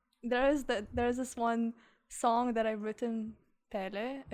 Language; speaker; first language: English; early bilingual, other home language; Russian